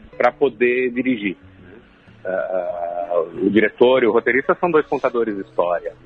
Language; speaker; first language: Portuguese; native; Portuguese